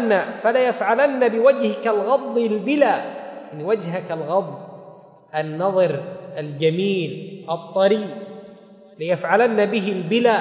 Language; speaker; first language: Arabic; native; Arabic